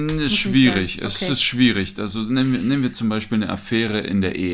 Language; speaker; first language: German; native; German